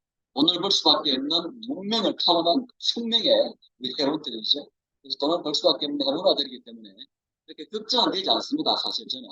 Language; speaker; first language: Korean; native; Korean